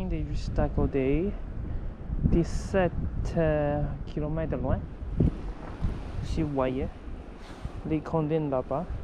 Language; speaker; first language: French; early bilingual, other home language; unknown